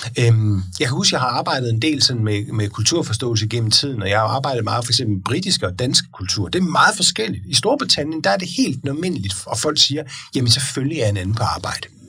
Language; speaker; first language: Danish; native; Danish